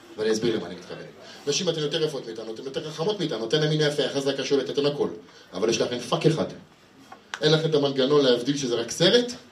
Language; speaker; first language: Hebrew; native; Hebrew